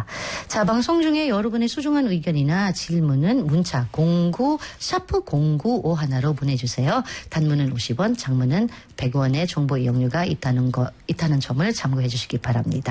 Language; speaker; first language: Korean; native; Korean